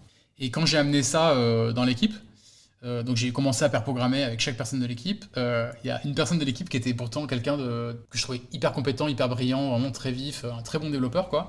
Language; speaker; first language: French; native; French